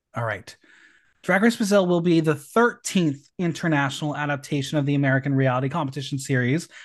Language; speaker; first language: English; native; English